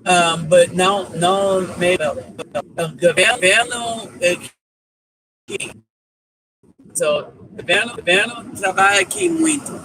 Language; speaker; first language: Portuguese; non-native, learner; English